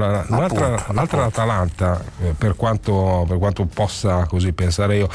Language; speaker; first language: Italian; native; Italian